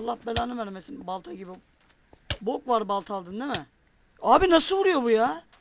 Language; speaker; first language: Turkish; native; Turkish